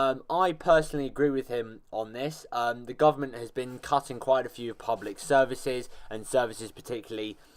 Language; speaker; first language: English; native; English